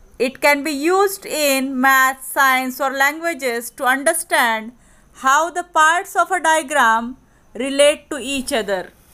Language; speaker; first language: English; non-native, local second language; Marathi